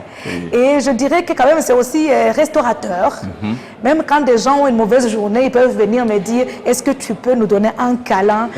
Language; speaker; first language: French; non-native, local second language; Kinyarwanda